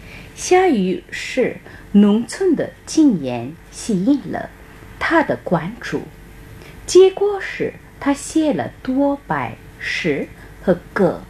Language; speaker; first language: Chinese; non-native, fluent; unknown